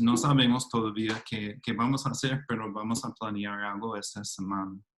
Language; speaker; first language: Spanish; non-native, fluent; English